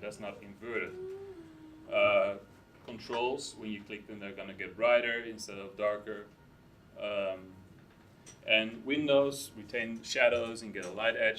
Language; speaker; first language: English; non-native, fluent; Dutch